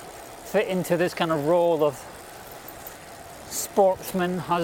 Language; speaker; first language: English; native; English